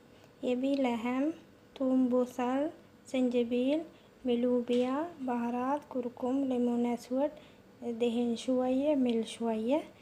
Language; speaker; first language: Arabic; non-native, learner; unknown